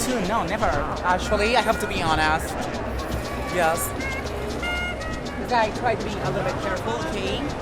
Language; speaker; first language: English; non-native, learner; Spanish